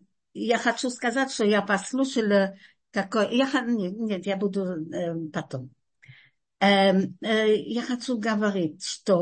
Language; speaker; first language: Russian; non-native, fluent; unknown